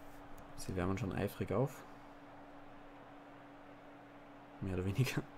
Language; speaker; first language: German; native; German